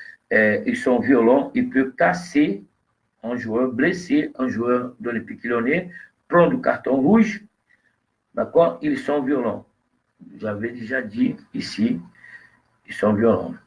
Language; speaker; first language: French; non-native, fluent; Portuguese